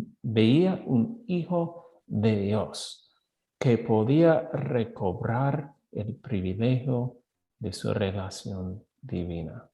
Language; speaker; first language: Spanish; non-native, fluent; English